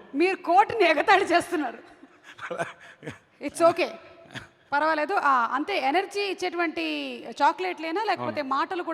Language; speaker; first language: Telugu; native; Telugu